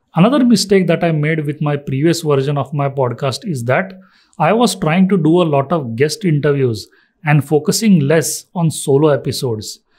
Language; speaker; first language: English; non-native, local second language; Marathi